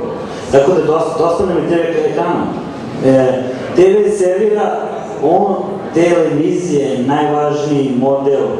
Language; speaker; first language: Serbian; native; Serbian